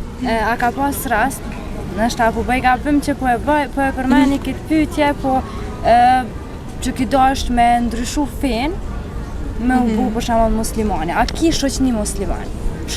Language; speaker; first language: Albanian; native; Albanian